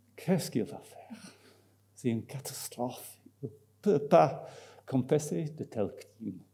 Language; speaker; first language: French; non-native, fluent; English